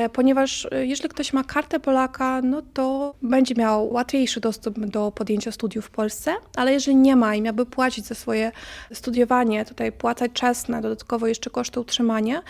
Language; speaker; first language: Polish; non-native, fluent; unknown